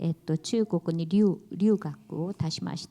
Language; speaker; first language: Japanese; non-native, learner; Korean